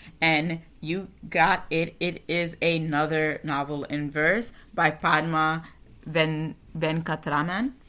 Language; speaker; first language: English; native; English